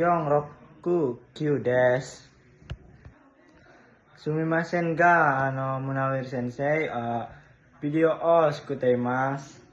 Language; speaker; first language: Japanese; non-native, learner; Indonesian